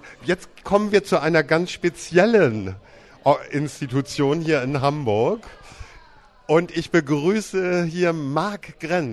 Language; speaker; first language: German; native; German